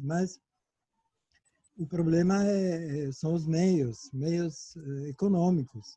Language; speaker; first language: Portuguese; non-native, fluent; Italian